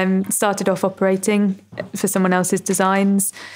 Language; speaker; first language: English; native; English